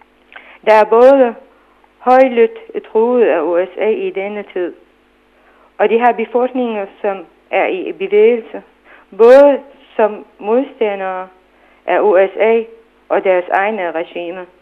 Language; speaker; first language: Danish; non-native, fluent; Arabic